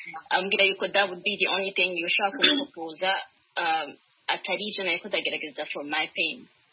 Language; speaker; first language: English; non-native, fluent; Rundi